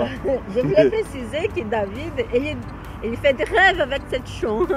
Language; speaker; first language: French; non-native, learner; Portuguese